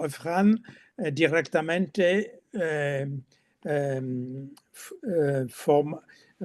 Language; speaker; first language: Spanish; non-native, learner; French